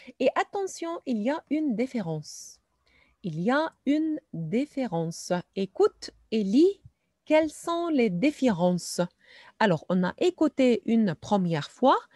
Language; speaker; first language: French; non-native, fluent; Arabic